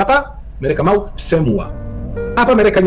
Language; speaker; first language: Indonesian; non-native, fluent; Hebrew